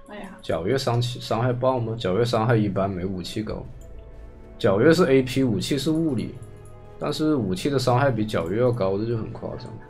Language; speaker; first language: Chinese; native; Chinese